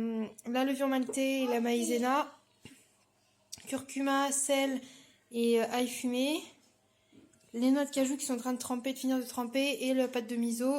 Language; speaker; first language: French; native; French